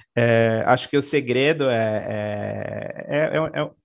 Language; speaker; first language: Portuguese; non-native, fluent; Italian